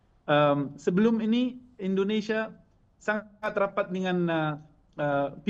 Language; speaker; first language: Indonesian; non-native, fluent; Arabic